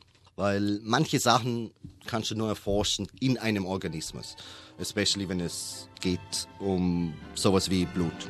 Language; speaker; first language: German; native; German